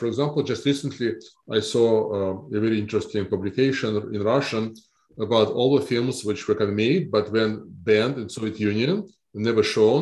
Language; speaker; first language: English; non-native, fluent; Russian